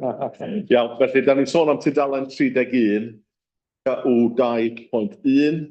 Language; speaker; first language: Welsh; native; Welsh